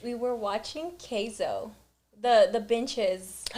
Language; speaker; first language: English; native; English